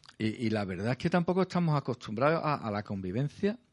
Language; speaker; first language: Spanish; native; Spanish